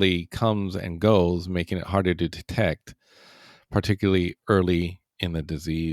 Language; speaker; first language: English; native; English